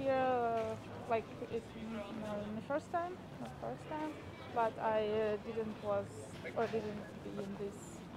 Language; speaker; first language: English; non-native, learner; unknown